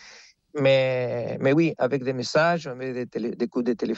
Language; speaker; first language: French; non-native, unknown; Spanish